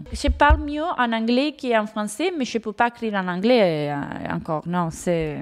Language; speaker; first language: French; non-native, fluent; Spanish